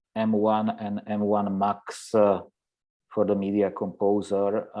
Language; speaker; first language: English; non-native, fluent; Slovak